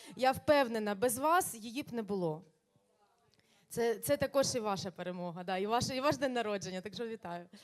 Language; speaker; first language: Ukrainian; non-native, local second language; Russian